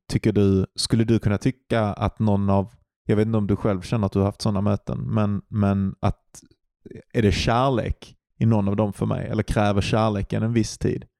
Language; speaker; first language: Swedish; native; Swedish